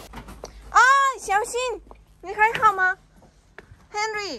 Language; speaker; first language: Chinese; non-native, learner; Russian